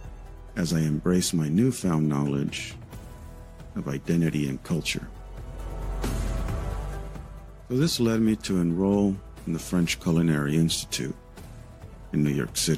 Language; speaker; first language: English; early bilingual, other home language; Spanish